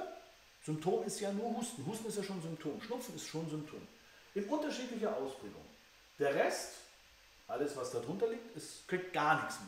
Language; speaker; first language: German; native; German